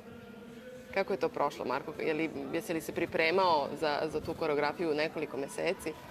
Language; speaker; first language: Bosnian; native; Bosnian